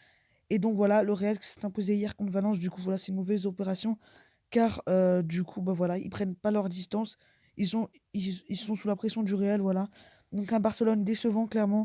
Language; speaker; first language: French; native; French